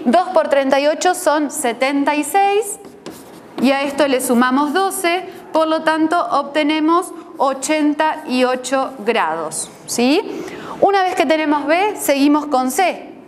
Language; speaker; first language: Spanish; native; Spanish